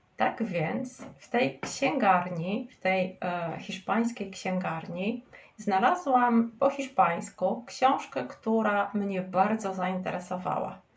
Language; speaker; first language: Polish; native; Polish